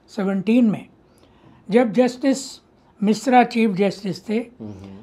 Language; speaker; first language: Hindi; non-native, local second language; Telugu